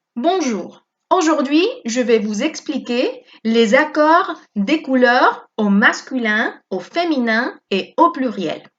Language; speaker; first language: French; non-native, fluent; Spanish